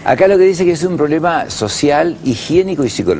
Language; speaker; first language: Spanish; native; Spanish